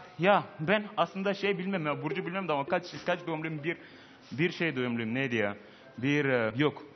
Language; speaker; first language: Turkish; non-native, fluent; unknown